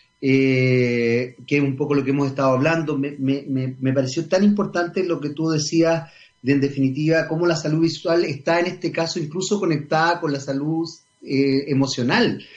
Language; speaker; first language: Spanish; native; Spanish